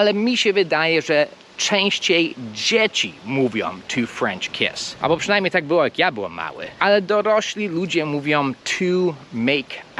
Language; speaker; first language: Polish; non-native, fluent; English